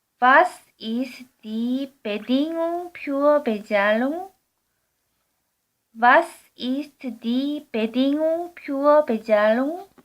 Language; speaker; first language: German; non-native, learner; Korean